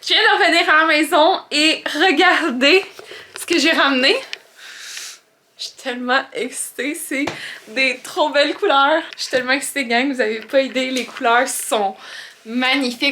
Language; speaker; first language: French; native; French